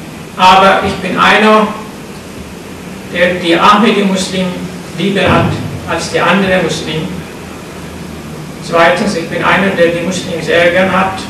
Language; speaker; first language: German; non-native, fluent; Turkish